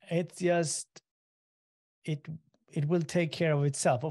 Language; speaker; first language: English; non-native, fluent; Swedish